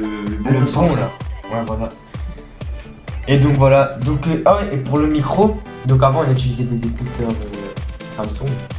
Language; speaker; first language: French; native; French